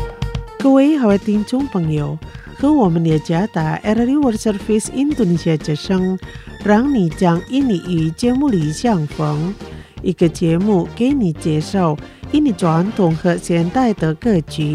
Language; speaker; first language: Chinese; early bilingual, heritage; Chinese